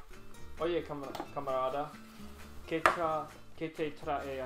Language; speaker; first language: Spanish; non-native, learner; English